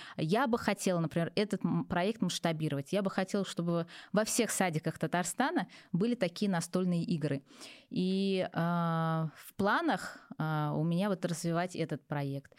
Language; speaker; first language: Russian; native; Russian